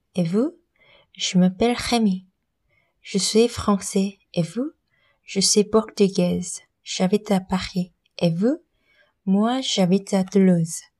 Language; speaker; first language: French; non-native, learner; Korean